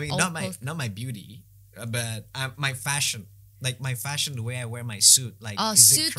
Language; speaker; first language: English; non-native, fluent; Indonesian